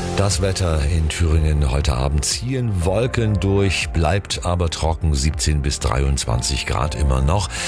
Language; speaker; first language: German; native; German